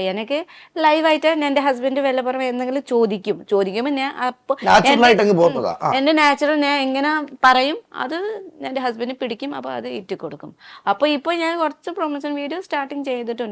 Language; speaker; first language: Malayalam; non-native, learner; Nepali